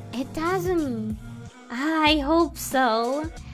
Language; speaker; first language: French; non-native, learner; Spanish